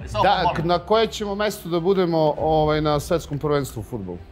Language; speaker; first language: Serbian; native; Serbian